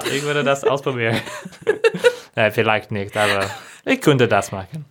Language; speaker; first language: German; non-native, learner; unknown